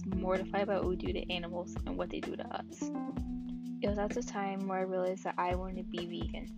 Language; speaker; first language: English; native; English